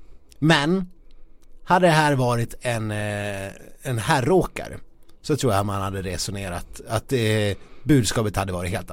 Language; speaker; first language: Swedish; native; Swedish